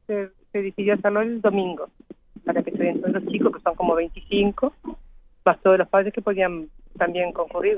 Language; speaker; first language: Spanish; native; Spanish